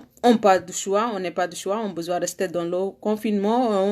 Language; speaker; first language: French; non-native, learner; Arabic